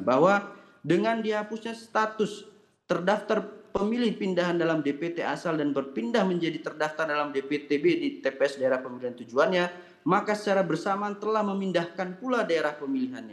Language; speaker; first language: Indonesian; native; Indonesian